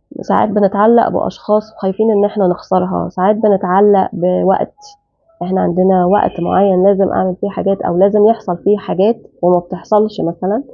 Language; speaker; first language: Arabic; native; Arabic